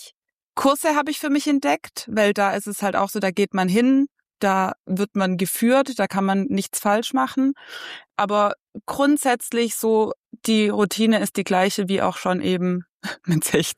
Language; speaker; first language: German; native; German